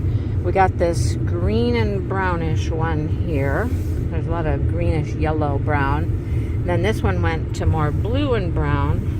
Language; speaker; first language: English; native; English